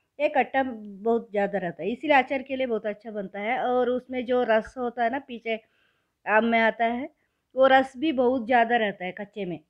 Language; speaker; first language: Hindi; non-native, local second language; Kannada